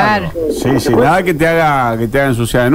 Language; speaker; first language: Spanish; native; Spanish